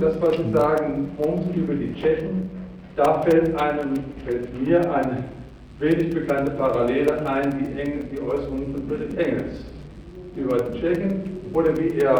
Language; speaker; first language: German; native; German